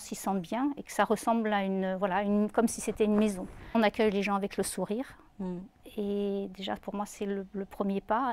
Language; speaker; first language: French; native; French